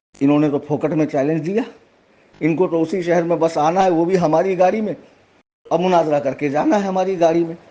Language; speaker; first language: Urdu; native; Urdu